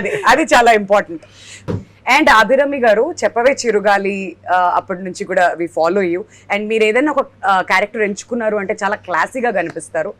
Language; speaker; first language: Telugu; native; Telugu